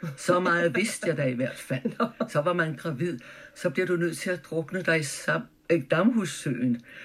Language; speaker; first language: Danish; early bilingual, other home language; German